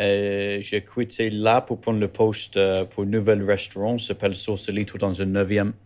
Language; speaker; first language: French; non-native, learner; English